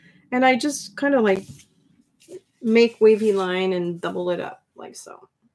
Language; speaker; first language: English; non-native, fluent; French